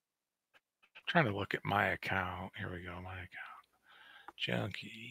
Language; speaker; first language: English; native; English